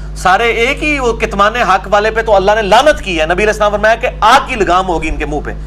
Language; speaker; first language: Urdu; non-native, local second language; Punjabi